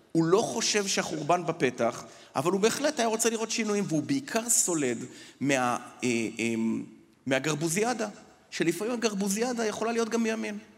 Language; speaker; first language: Hebrew; native; Hebrew